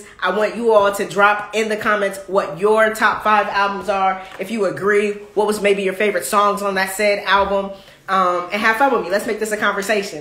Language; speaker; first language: English; native; English